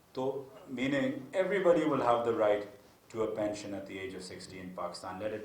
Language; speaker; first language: English; non-native, local second language; Urdu